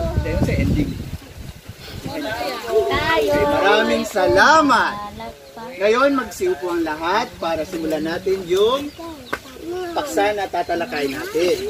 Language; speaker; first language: Filipino; non-native, local second language; Cebuano